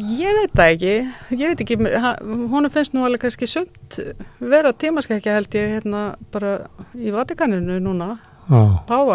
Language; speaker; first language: Icelandic; non-native, fluent; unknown